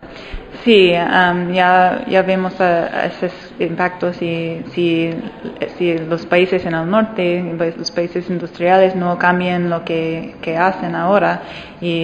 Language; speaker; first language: Spanish; non-native, fluent; English